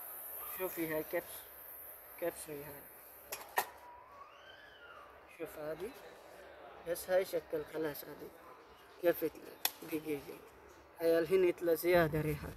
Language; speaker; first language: Arabic; non-native, learner; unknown